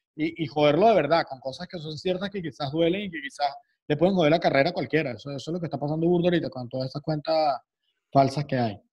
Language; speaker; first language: Spanish; native; Spanish